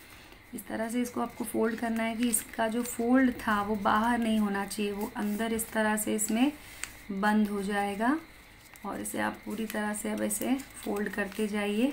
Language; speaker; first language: Hindi; native; Hindi